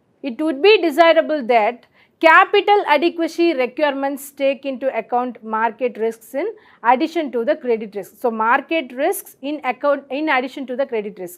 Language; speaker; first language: English; non-native, local second language; Tamil